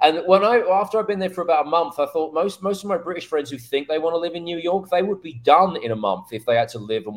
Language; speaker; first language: English; native; English